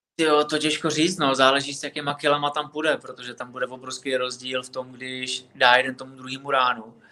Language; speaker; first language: Czech; native; Czech